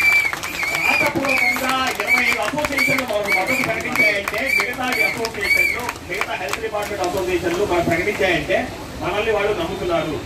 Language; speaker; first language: Telugu; native; Telugu